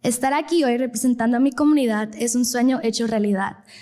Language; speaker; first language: Spanish; early bilingual, heritage; Spanish